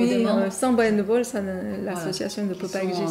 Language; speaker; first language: French; non-native, fluent; Korean